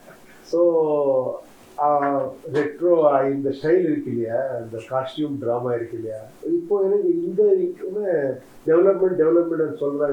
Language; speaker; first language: Tamil; non-native, learner; Kannada